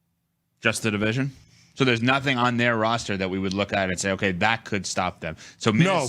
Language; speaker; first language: English; native; English